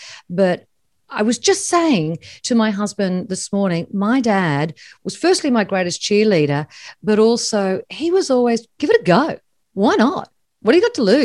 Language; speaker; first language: English; native; English